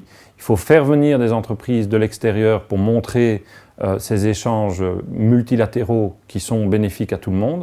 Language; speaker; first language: French; native; French